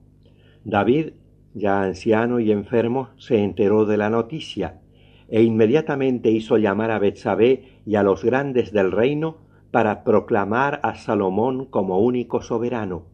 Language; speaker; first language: Spanish; native; Spanish